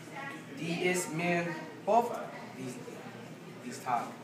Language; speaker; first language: German; non-native, learner; English